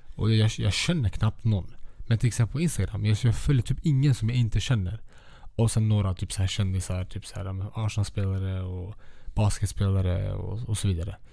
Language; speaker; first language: Swedish; early bilingual, other home language; Kurdish